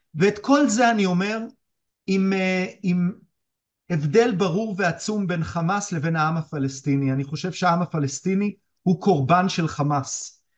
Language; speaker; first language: Hebrew; native; Hebrew